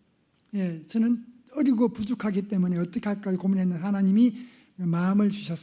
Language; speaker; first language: Korean; native; Korean